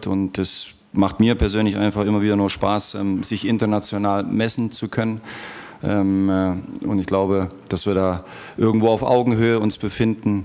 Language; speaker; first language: German; native; German